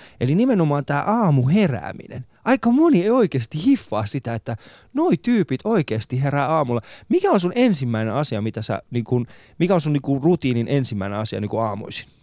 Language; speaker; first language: Finnish; early bilingual, other home language; Persian